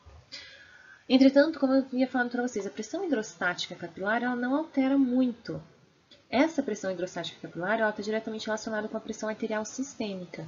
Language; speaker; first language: Portuguese; native; Portuguese